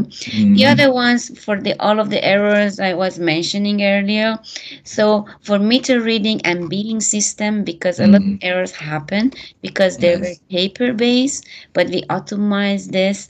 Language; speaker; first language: English; non-native, fluent; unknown